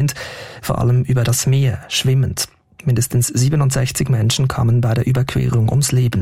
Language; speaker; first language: German; native; German